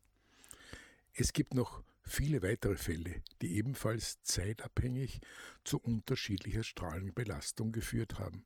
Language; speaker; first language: German; native; German